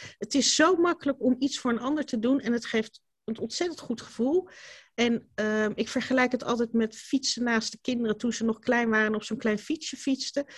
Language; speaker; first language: Dutch; native; Dutch